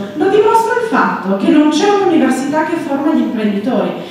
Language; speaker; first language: Italian; native; Italian